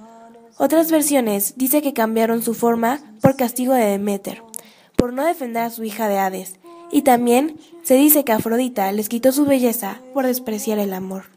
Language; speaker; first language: Spanish; native; Spanish